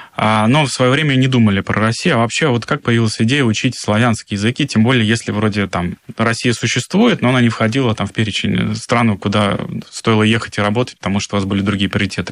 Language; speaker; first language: Russian; native; Russian